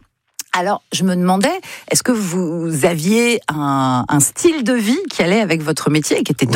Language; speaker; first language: French; native; French